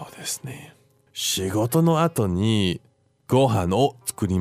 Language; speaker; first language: Japanese; non-native, fluent; English